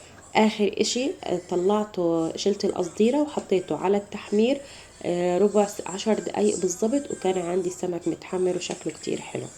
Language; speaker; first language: Arabic; native; Arabic